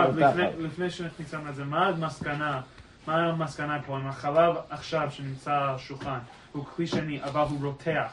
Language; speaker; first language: Hebrew; non-native, fluent; English